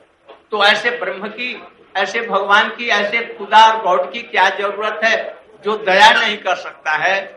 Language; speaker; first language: Hindi; native; Hindi